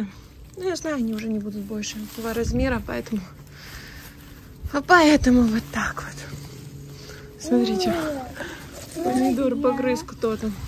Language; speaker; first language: Russian; native; Russian